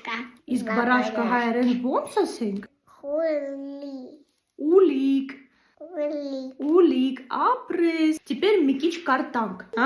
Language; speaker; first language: Armenian; non-native, learner; Russian